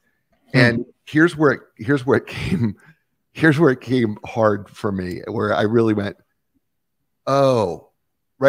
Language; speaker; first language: English; native; English